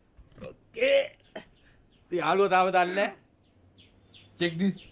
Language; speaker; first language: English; non-native, learner; Sinhala